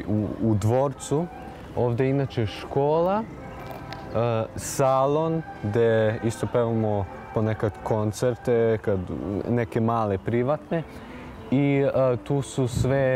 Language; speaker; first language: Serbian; early bilingual, heritage; German